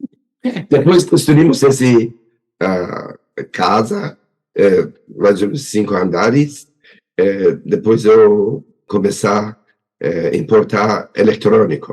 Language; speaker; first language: Portuguese; non-native, learner; Persian